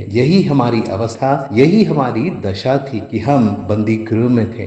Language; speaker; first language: Hindi; native; Hindi